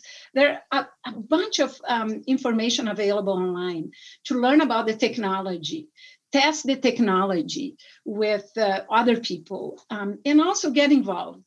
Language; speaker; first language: English; non-native, fluent; Portuguese